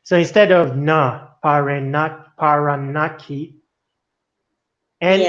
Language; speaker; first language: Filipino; non-native, learner; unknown